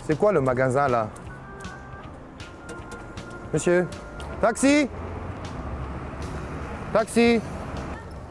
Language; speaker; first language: French; non-native, local second language; Luxembourgish